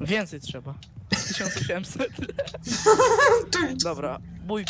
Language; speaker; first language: Polish; native; Polish